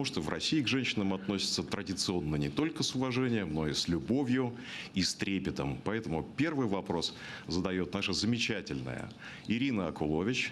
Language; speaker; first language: Russian; native; Russian